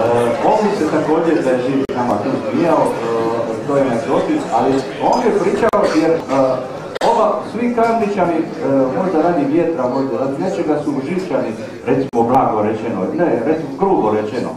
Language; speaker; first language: Serbian; native; Serbian